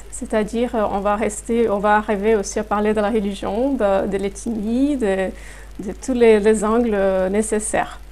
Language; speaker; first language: French; non-native, fluent; Portuguese